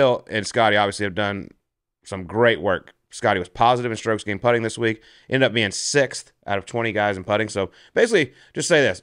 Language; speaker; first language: English; native; English